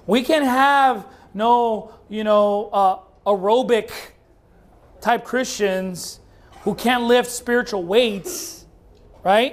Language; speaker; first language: English; native; English